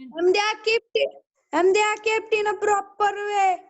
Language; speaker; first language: English; non-native, learner; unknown